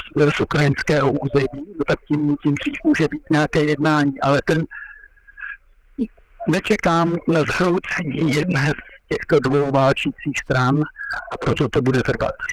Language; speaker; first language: Czech; non-native, fluent; French